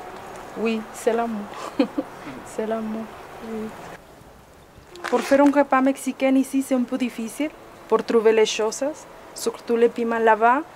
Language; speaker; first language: French; non-native, learner; Spanish